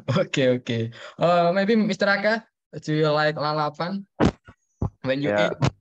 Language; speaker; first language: English; non-native, learner; Indonesian